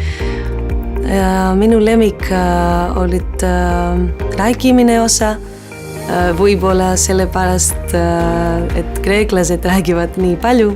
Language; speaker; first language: Estonian; non-native, learner; Greek